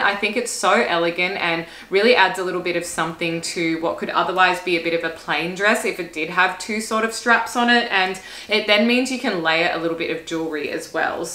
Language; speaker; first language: English; native; English